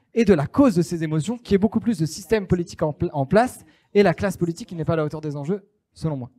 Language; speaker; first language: French; native; French